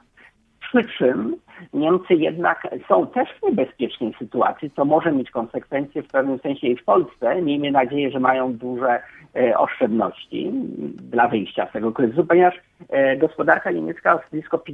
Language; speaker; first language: Polish; native; Polish